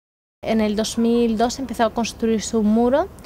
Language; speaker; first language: Spanish; native; Spanish